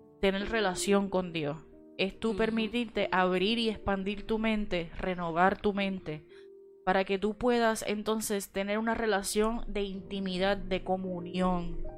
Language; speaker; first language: Spanish; native; Spanish